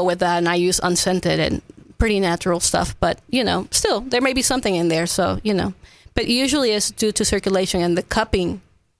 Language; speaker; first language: English; non-native, fluent; Spanish